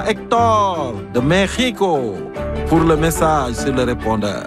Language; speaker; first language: French; native; French